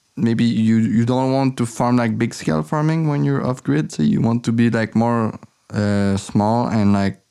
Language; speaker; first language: English; non-native, learner; French